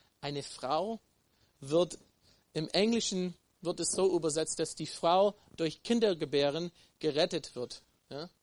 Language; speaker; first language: German; non-native, fluent; English